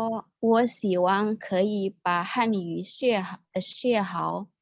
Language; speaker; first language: Chinese; non-native, learner; Indonesian